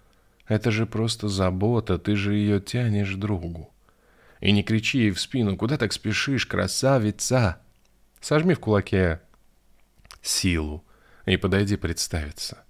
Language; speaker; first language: Russian; native; Russian